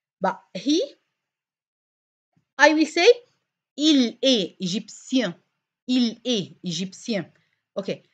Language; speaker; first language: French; non-native, fluent; Arabic